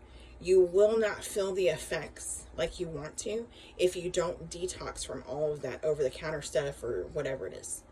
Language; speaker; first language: English; native; English